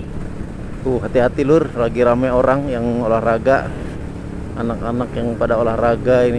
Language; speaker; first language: Indonesian; non-native, local second language; Sundanese